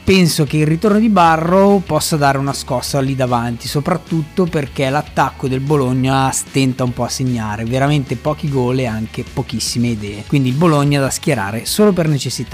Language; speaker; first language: Italian; native; Italian